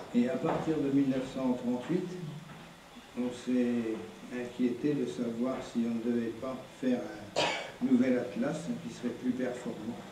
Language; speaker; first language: French; native; French